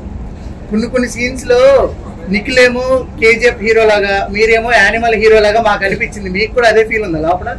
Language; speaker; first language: Telugu; native; Telugu